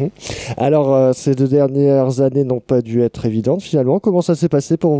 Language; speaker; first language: French; native; French